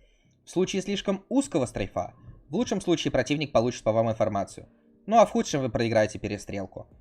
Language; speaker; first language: Russian; native; Russian